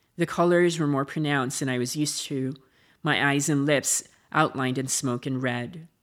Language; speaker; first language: English; non-native, local second language; Filipino